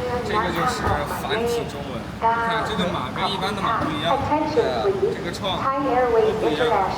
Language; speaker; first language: Chinese; native; Chinese